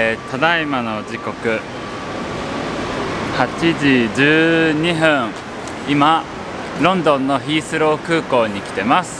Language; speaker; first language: Japanese; native; Japanese